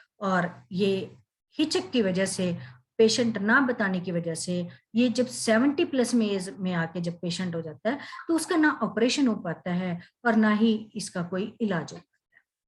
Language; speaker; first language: Hindi; native; Hindi